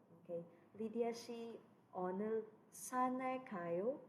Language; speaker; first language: Korean; non-native, fluent; Cebuano